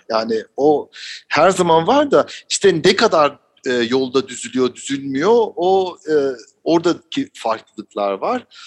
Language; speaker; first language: Turkish; early bilingual, heritage; Turkish